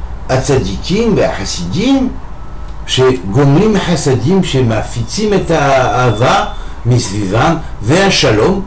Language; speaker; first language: Hebrew; non-native, fluent; French